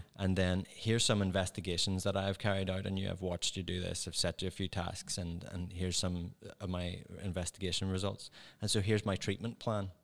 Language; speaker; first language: English; native; English